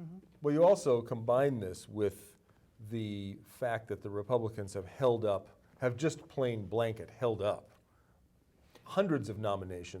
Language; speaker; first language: English; native; English